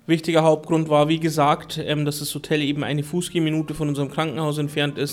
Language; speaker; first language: German; early bilingual, other home language; Turkish